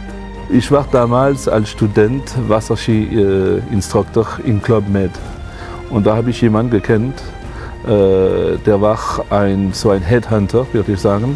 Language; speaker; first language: German; non-native, fluent; French